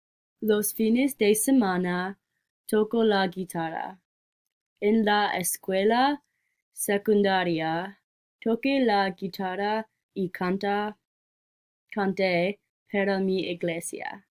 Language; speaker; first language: Spanish; non-native, learner; English